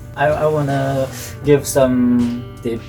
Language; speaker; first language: English; non-native, learner; Indonesian